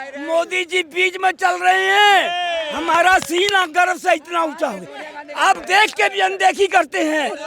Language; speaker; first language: Hindi; native; Hindi